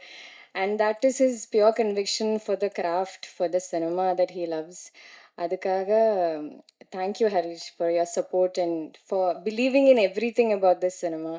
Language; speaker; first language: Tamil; non-native, learner; Malayalam